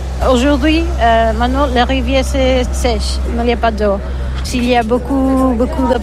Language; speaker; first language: French; non-native, learner; Catalan